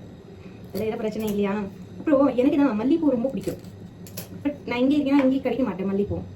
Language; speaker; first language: Tamil; non-native, learner; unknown